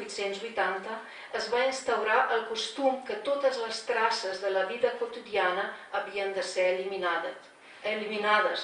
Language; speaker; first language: Catalan; non-native, fluent; Slovenian